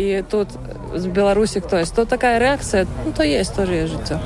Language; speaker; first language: Polish; non-native, learner; Russian